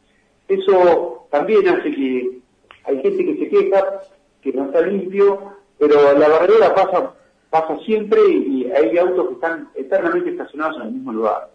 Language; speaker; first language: Spanish; native; Spanish